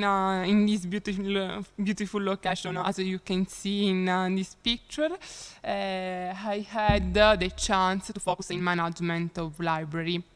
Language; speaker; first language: English; non-native, learner; Italian